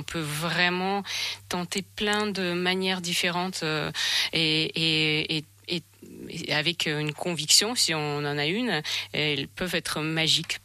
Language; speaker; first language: French; non-native, fluent; Russian